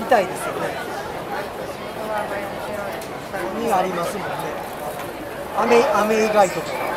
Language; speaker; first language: Japanese; native; Japanese